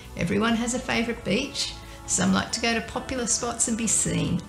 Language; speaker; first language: English; native; English